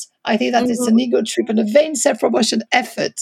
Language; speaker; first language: English; non-native, fluent; French